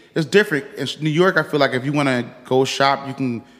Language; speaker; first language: English; native; English